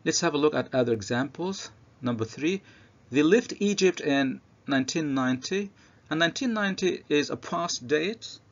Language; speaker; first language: English; non-native, fluent; Arabic